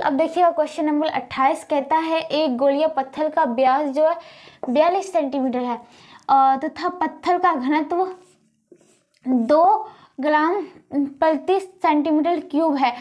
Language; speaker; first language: Hindi; native; Hindi